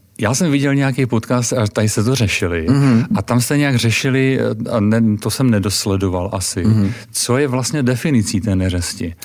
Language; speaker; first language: Czech; native; Czech